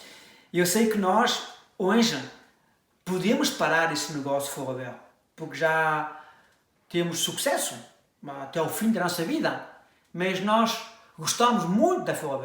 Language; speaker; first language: Portuguese; early bilingual, heritage; French